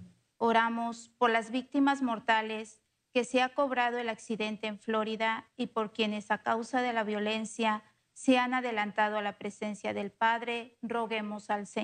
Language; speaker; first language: Spanish; native; Spanish